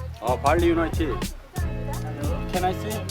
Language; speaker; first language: English; non-native, learner; Korean